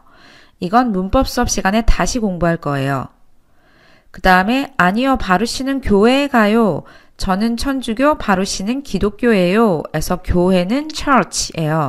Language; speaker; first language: Korean; native; Korean